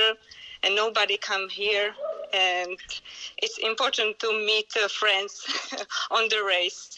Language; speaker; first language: English; non-native, learner; Czech